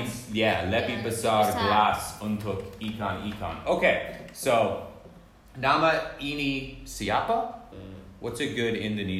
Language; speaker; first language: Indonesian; non-native, learner; English